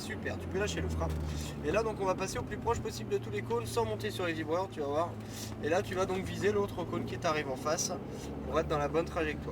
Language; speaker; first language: French; native; French